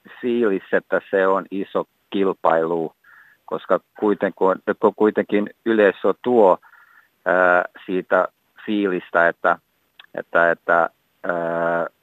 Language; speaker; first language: Finnish; non-native, fluent; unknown